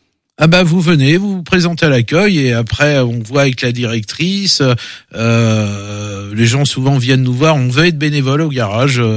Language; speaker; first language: French; native; French